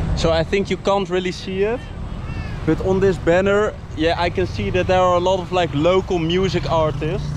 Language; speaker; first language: English; non-native, fluent; Dutch